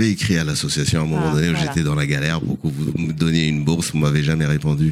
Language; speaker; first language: French; non-native, fluent; Portuguese